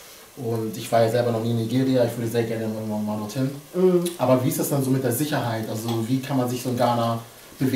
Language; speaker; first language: German; early bilingual, other home language; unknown